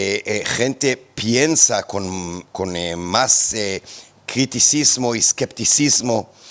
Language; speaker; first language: Spanish; non-native, fluent; Hebrew